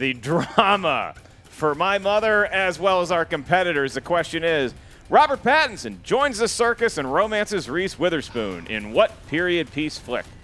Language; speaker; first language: English; native; English